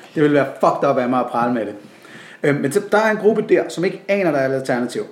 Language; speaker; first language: Danish; native; Danish